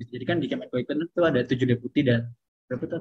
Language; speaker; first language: Indonesian; native; Indonesian